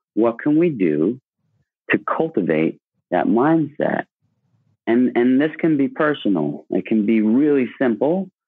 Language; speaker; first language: English; native; English